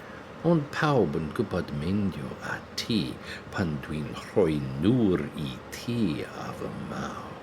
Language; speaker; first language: Welsh; non-native, learner; English